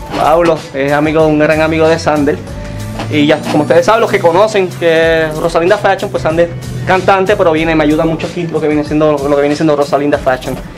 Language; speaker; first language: Spanish; native; Spanish